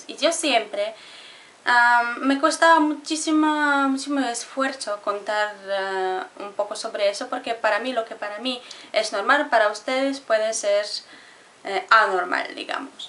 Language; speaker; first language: Spanish; non-native, fluent; Polish